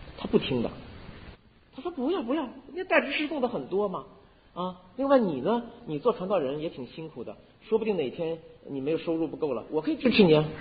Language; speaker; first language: Chinese; native; Chinese